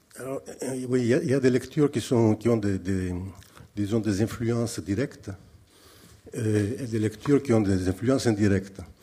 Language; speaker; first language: French; non-native, fluent; Greek